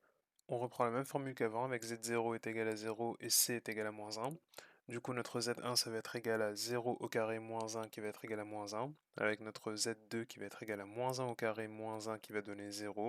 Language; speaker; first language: French; native; French